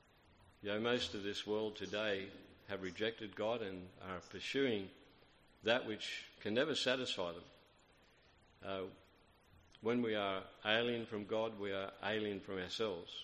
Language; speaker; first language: English; native; English